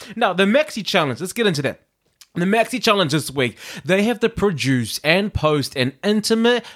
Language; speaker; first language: English; native; English